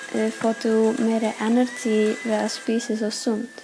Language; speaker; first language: Danish; non-native, learner; Icelandic